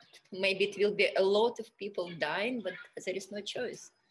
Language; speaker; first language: English; non-native, fluent; Russian